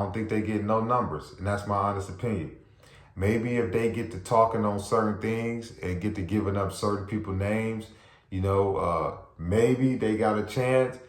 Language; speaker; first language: English; native; English